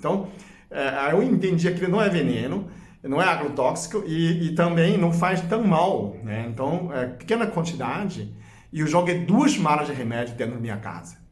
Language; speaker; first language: Portuguese; non-native, fluent; Chinese